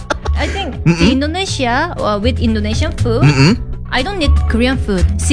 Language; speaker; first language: English; non-native, learner; Korean